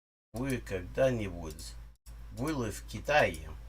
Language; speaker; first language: Russian; non-native, learner; English